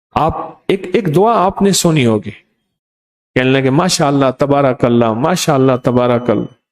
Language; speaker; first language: Urdu; non-native, local second language; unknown